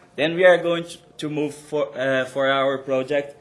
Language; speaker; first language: English; non-native, fluent; Portuguese